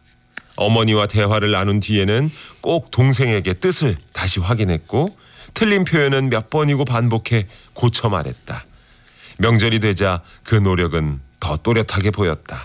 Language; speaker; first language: Korean; native; Korean